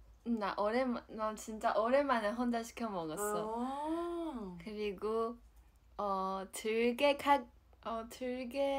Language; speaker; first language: Korean; non-native, fluent; Chinese